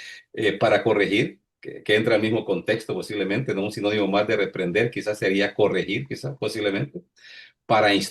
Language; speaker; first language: Spanish; native; Spanish